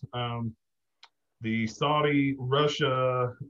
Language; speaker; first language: English; native; English